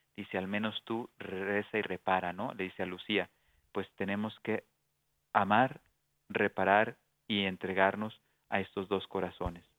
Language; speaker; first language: Spanish; native; Spanish